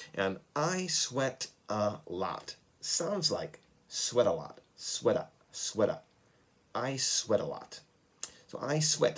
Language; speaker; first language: English; native; English